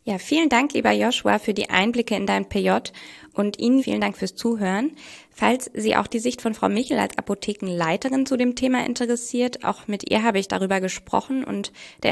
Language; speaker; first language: German; native; German